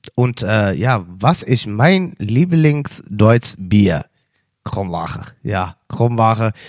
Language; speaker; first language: German; non-native, learner; Dutch